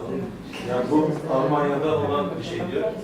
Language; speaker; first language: Turkish; native; Turkish